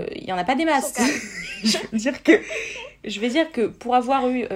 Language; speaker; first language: French; native; French